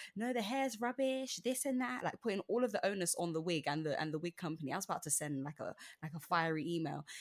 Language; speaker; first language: English; native; English